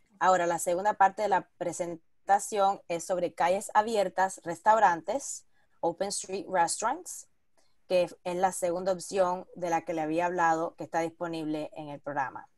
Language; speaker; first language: Spanish; early bilingual, heritage; Spanish